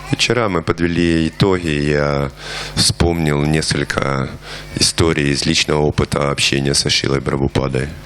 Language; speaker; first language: Russian; native; Russian